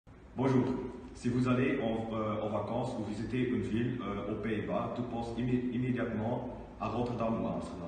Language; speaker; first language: French; non-native, learner; Dutch